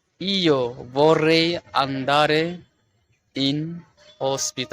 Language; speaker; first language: Italian; non-native, fluent; Bangla